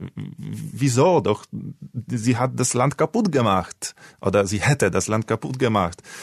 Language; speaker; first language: German; non-native, fluent; Polish